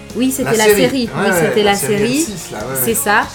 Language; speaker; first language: French; non-native, local second language; Fula